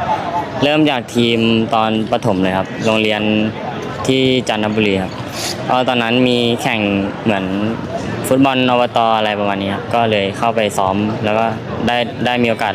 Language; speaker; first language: Thai; early bilingual, other home language; Lao